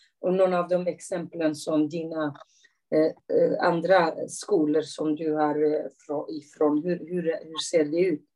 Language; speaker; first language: Swedish; non-native, fluent; Persian